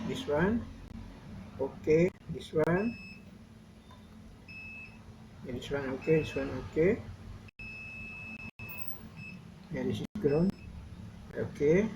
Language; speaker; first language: English; non-native, learner; Indonesian